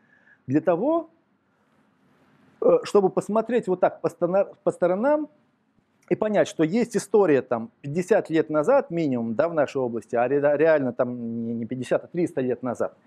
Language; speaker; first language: Russian; native; Russian